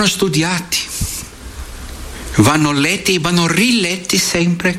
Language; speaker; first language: Italian; non-native, fluent; Portuguese